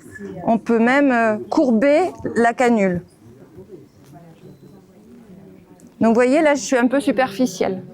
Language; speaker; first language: French; native; French